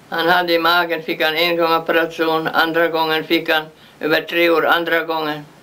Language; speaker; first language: Swedish; early bilingual, heritage; Swedish